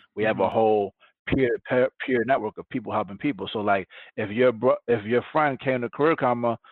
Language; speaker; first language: English; early bilingual, other home language; Spanish